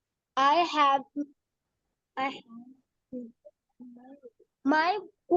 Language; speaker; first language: English; non-native, learner; Urdu